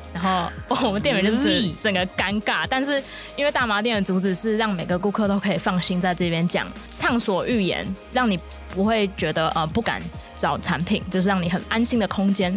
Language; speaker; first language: Chinese; native; Chinese